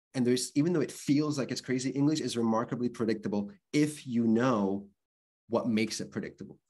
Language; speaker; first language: English; early bilingual, other home language; Spanish